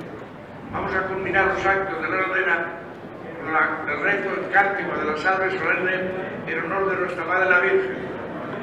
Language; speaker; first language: Spanish; native; Spanish